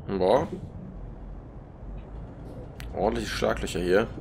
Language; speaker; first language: German; native; German